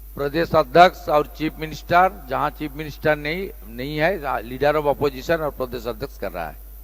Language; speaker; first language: Hindi; non-native, local second language; Bangla